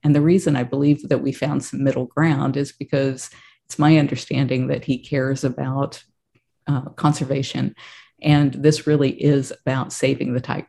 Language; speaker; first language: English; native; English